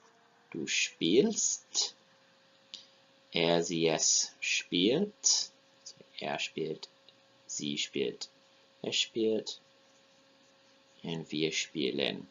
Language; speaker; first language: German; non-native, fluent; English